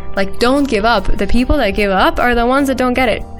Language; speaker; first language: English; early bilingual, other home language; Spanish